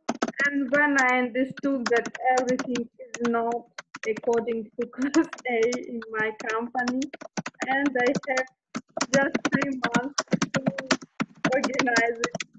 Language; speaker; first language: English; non-native, learner; Russian